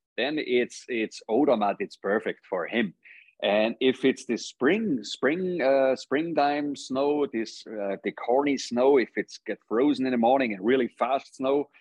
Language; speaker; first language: English; non-native, fluent; German